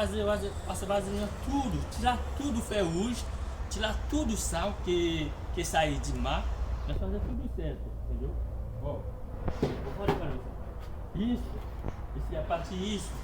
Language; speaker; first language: Portuguese; non-native, learner; Haitian Creole